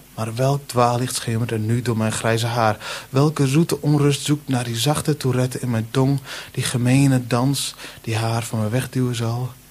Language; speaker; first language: Dutch; non-native, local second language; Western Frisian